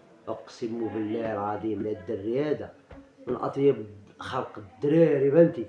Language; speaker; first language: Arabic; native; Arabic